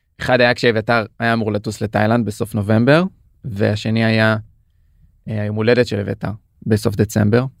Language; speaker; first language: Hebrew; native; Hebrew